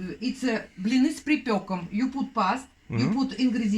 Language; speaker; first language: English; non-native, learner; Russian